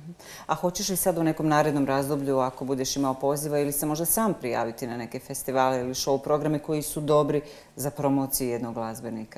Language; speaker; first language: Serbian; native; Serbian